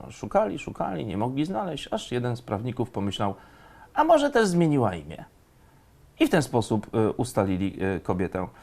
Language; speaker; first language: Polish; native; Polish